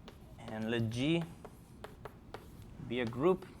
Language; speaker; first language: English; non-native, fluent; Spanish